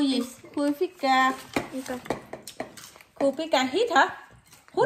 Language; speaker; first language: Swedish; non-native, learner; Vietnamese